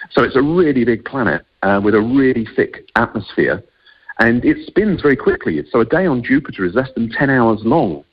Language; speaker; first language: English; native; English